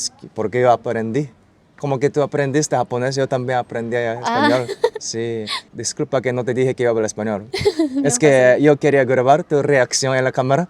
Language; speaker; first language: Spanish; non-native, learner; Japanese